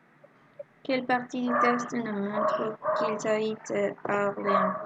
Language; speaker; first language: French; non-native, learner; Spanish